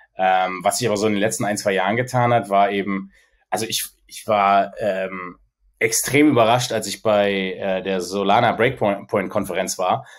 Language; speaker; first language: German; native; German